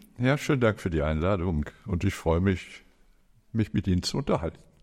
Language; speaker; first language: German; native; German